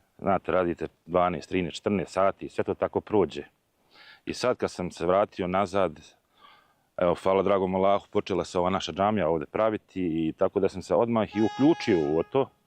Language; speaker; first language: Bosnian; native; Bosnian